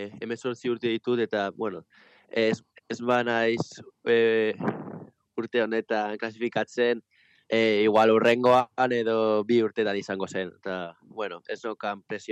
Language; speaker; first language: Basque; non-native, local second language; Spanish